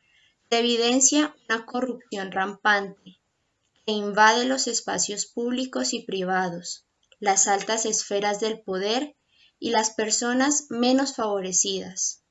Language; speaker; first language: Spanish; native; Spanish